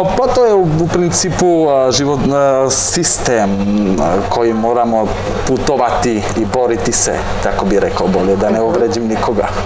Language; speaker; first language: Bosnian; non-native, fluent; Slovak